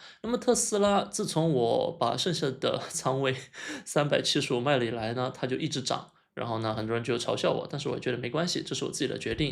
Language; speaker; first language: Chinese; native; Chinese